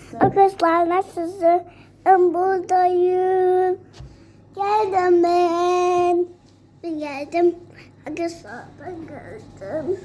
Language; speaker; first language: Turkish; early bilingual, heritage; Turkish